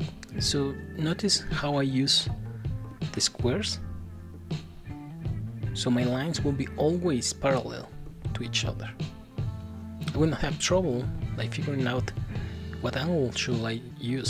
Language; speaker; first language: English; non-native, fluent; Spanish